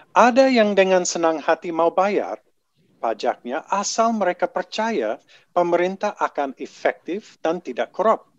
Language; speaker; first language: Indonesian; non-native, fluent; English